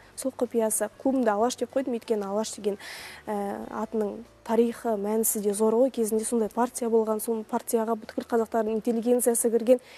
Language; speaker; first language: Kazakh; non-native, local second language; Russian